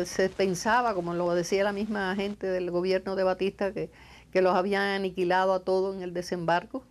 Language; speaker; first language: Spanish; native; Spanish